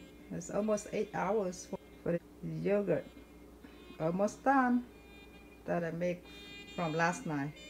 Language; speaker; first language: English; non-native, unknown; Vietnamese